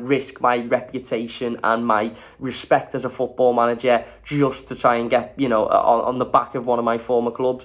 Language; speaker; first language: English; native; English